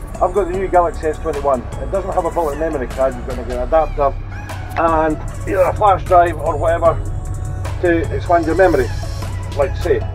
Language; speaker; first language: English; native; English